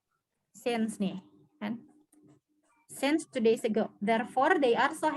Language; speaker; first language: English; non-native, learner; Indonesian